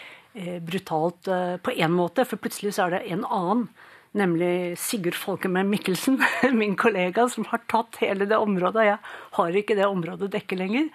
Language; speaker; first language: Norwegian; native; Norwegian